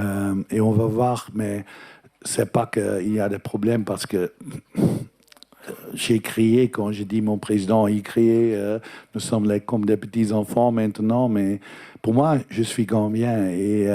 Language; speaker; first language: French; non-native, fluent; Dutch